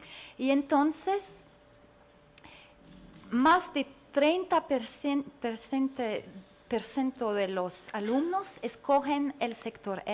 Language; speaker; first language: Spanish; non-native, learner; French